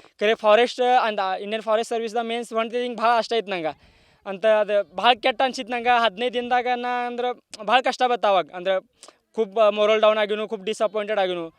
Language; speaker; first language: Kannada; non-native, local second language; Marathi